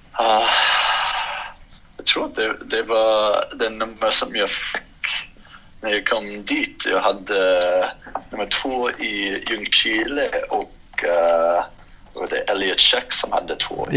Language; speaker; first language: Swedish; non-native, fluent; English